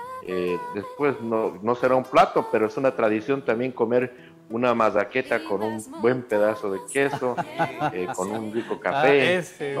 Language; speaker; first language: Spanish; native; Spanish